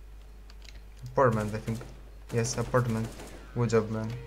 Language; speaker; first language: English; non-native, learner; Romanian